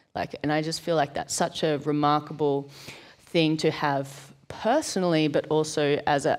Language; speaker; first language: English; native; English